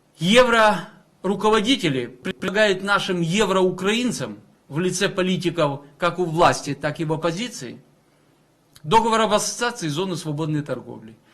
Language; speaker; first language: Russian; native; Russian